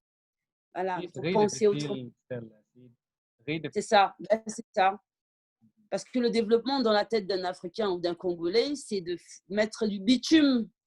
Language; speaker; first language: French; early bilingual, other home language; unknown